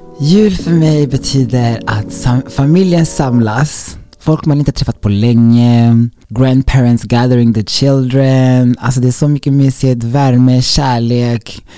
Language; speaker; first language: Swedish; early bilingual, other home language; Rundi